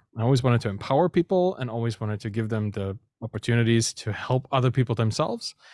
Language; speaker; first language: English; non-native, fluent; German